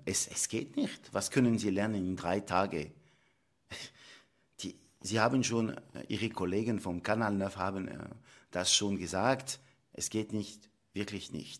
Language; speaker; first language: German; non-native, local second language; French